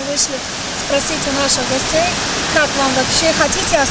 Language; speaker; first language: Russian; non-native, local second language; Tajik